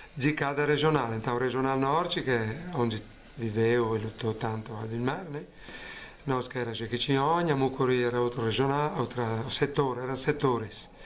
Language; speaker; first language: Portuguese; non-native, fluent; Italian